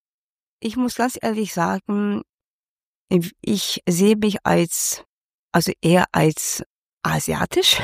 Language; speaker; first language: German; non-native, fluent; Cantonese